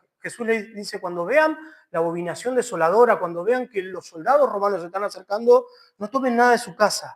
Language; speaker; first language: Spanish; native; Spanish